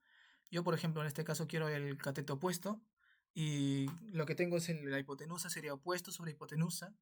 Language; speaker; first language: Spanish; native; Spanish